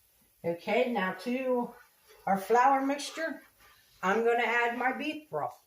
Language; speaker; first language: English; native; English